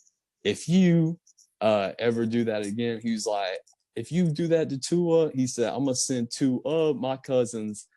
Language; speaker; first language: English; native; English